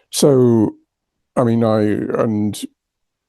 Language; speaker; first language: English; native; English